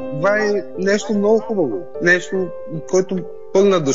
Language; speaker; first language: Bulgarian; non-native, fluent; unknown